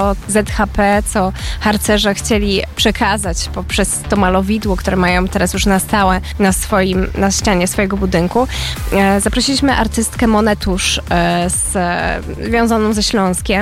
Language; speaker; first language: Polish; native; Polish